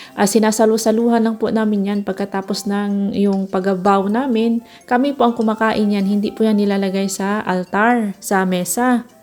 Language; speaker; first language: Filipino; non-native, local second language; Cebuano